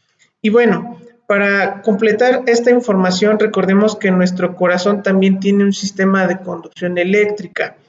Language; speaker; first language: Spanish; native; Spanish